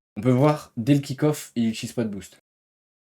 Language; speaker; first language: French; native; French